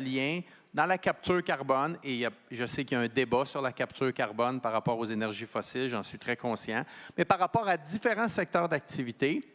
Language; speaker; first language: French; native; French